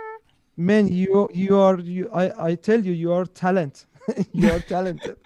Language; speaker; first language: English; non-native, learner; Persian